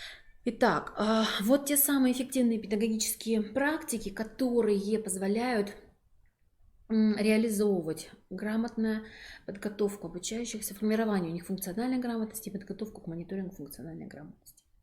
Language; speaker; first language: Russian; native; Russian